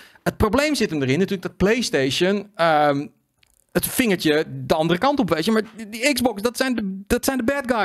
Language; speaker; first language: Dutch; native; Dutch